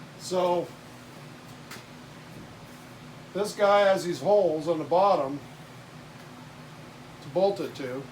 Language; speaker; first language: English; native; English